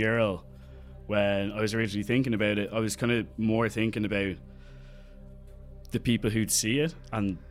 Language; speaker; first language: English; native; English